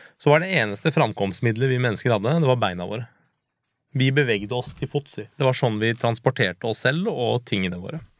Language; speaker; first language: Norwegian; early bilingual, other home language; Persian